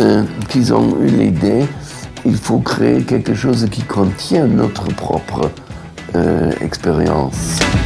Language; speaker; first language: French; non-native, fluent; German